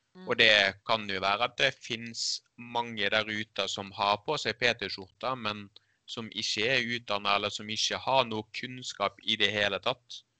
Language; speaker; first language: Norwegian; early bilingual, other home language; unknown